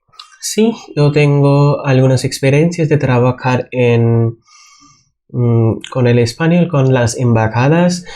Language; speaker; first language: Spanish; non-native, fluent; Bangla